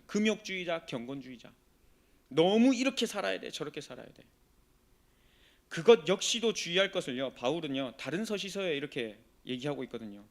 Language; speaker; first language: Korean; native; Korean